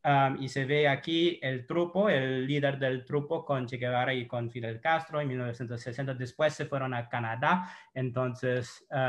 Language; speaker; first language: Spanish; non-native, fluent; English